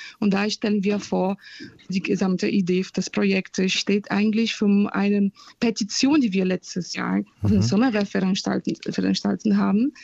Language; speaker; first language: German; non-native, fluent; Portuguese